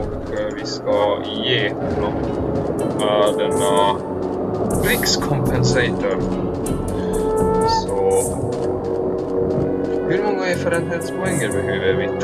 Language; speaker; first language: Swedish; non-native, learner; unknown